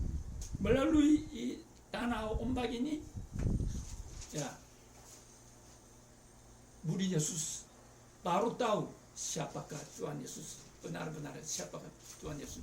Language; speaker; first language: Indonesian; non-native, fluent; Korean